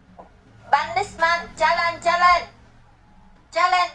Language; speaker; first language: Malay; non-native, learner; Vietnamese